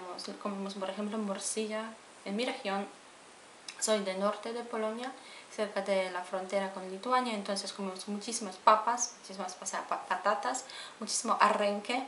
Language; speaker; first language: Spanish; non-native, fluent; Polish